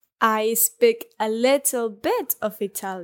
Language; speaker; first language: English; non-native, learner; Spanish